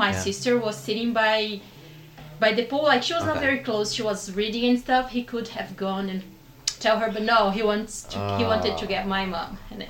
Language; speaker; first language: English; non-native, fluent; Portuguese